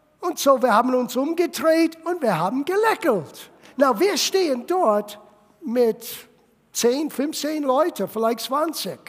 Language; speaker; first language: German; non-native, fluent; English